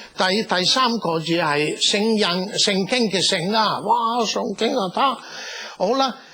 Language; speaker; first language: Cantonese; non-native, fluent; Italian